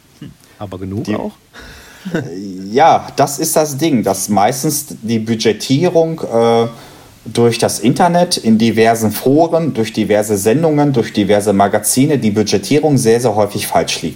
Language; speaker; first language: German; native; German